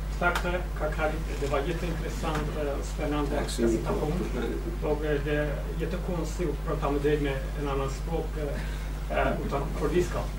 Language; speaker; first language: Swedish; non-native, learner; Kurdish